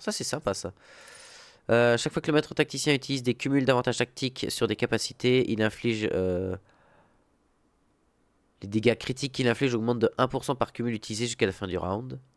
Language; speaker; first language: French; native; French